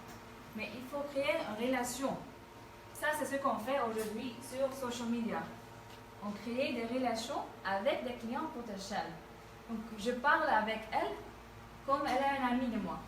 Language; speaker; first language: French; non-native, fluent; Dutch